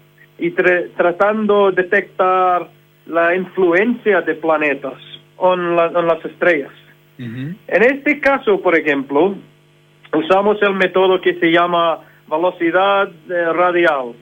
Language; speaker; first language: Spanish; non-native, fluent; English